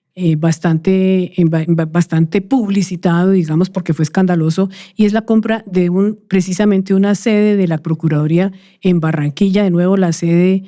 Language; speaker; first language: Spanish; native; Spanish